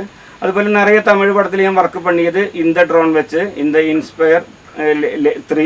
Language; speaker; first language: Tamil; non-native, learner; Malayalam